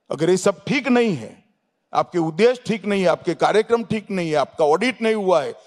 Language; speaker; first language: Hindi; non-native, local second language; Gujarati